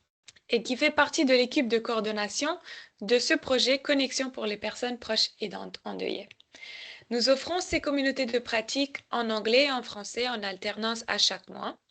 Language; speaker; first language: French; native; French